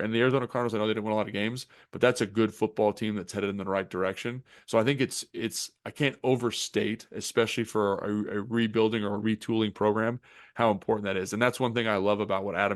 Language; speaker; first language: English; native; English